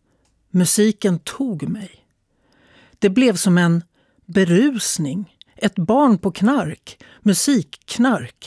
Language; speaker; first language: Swedish; native; Swedish